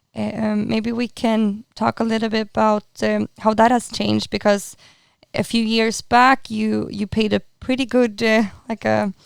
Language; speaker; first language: English; non-native, fluent; Swedish